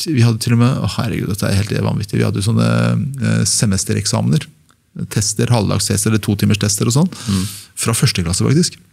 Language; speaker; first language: Norwegian; early bilingual, other home language; Persian